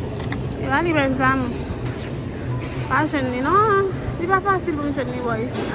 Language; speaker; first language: French; non-native, learner; Haitian Creole